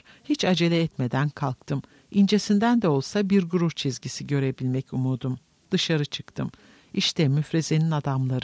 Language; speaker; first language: Turkish; native; Turkish